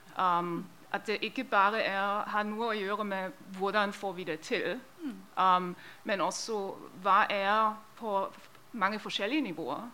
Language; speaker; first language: Norwegian; non-native, fluent; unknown